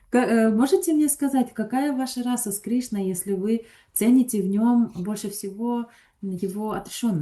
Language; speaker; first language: Russian; native; Russian